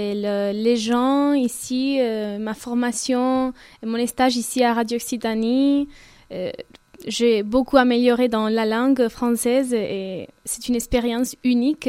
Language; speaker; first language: French; non-native, fluent; Spanish